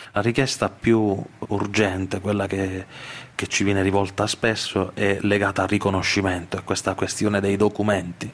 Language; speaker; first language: Italian; native; Italian